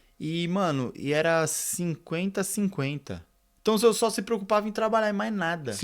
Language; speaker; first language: Portuguese; native; Portuguese